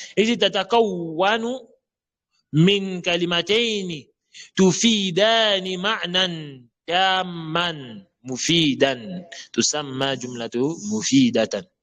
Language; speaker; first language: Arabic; non-native, fluent; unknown